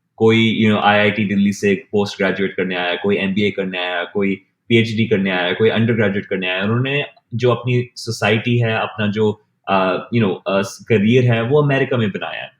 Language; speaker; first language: Hindi; early bilingual, heritage; Hindi